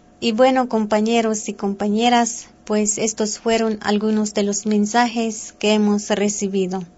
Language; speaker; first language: Spanish; non-native, local second language; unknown